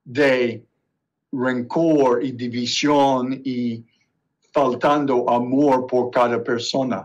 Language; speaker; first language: Spanish; non-native, learner; English